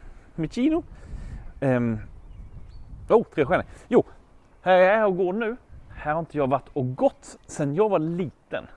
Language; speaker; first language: Swedish; native; Swedish